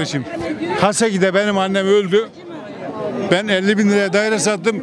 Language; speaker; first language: Turkish; native; Turkish